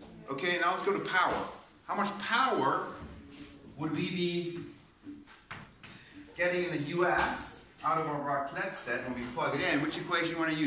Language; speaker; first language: English; native; English